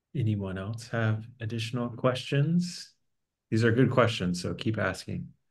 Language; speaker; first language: English; native; English